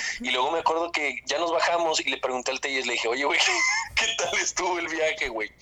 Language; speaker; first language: Spanish; native; Spanish